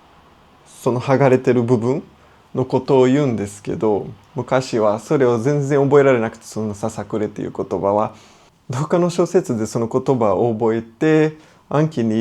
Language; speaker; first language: Japanese; non-native, fluent; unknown